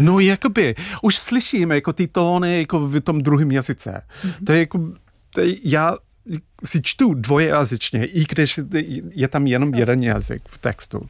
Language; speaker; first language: Czech; non-native, fluent; English